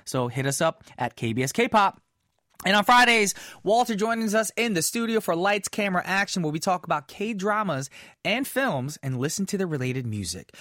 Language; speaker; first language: English; early bilingual, other home language; Korean